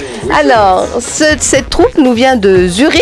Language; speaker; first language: French; native; French